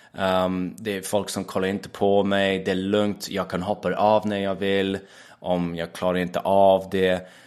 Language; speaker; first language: Swedish; non-native, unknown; English